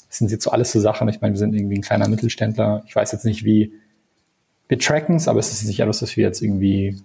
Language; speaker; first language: German; non-native, fluent; English